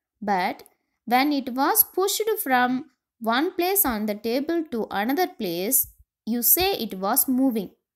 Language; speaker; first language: English; non-native, local second language; Tamil